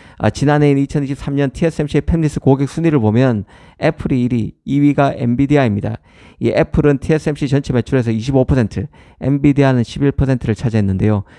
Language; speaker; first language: Korean; native; Korean